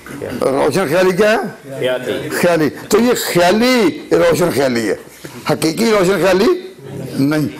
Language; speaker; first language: Urdu; non-native, local second language; Punjabi